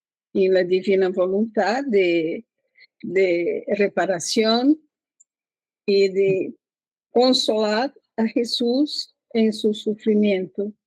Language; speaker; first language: Spanish; non-native, learner; Portuguese